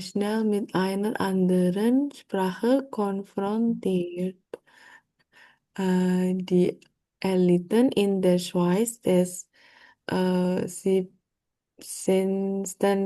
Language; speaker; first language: German; non-native, learner; Indonesian